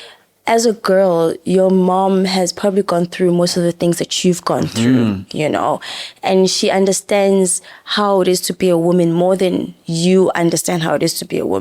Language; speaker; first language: English; non-native, local second language; Zulu